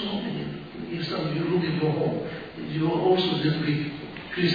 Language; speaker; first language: Russian; non-native, learner; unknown